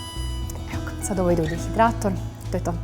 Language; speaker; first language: Croatian; native; Croatian